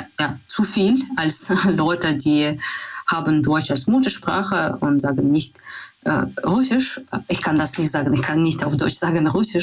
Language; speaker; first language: German; non-native, learner; Russian